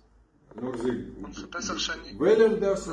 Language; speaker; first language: German; non-native, learner; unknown